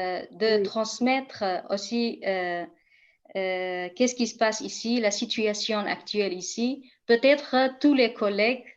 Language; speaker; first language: French; non-native, fluent; Kurdish